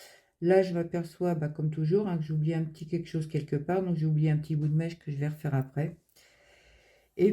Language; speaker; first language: French; native; French